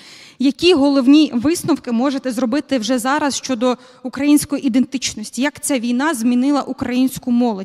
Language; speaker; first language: Ukrainian; native; Ukrainian